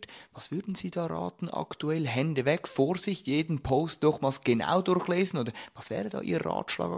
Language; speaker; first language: German; native; German